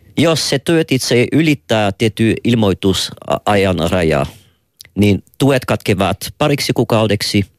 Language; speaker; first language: Finnish; non-native, fluent; French